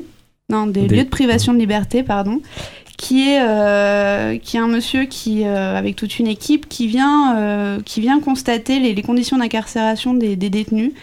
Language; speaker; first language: French; native; French